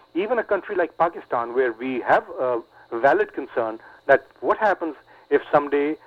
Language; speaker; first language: English; non-native, local second language; Urdu